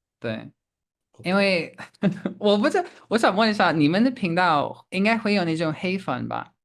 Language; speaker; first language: Chinese; non-native, fluent; English